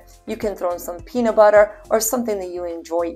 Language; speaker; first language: English; native; English